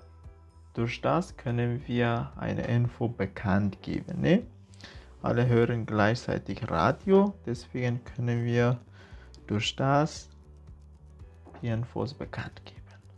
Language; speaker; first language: German; non-native, fluent; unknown